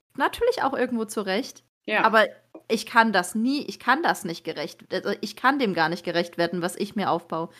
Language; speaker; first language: German; early bilingual, other home language; Persian